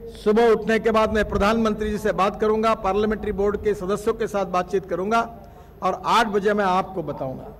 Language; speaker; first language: Hindi; non-native, local second language; Marathi